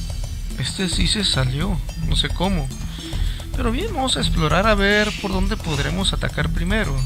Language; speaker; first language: Spanish; native; Spanish